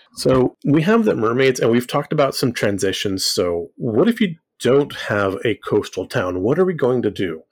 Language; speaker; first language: English; native; English